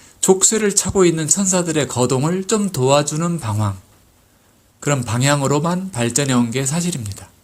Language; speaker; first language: Korean; native; Korean